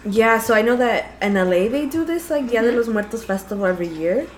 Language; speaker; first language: English; early bilingual, other home language; Spanish